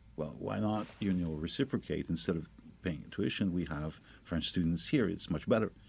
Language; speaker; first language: English; non-native, fluent; French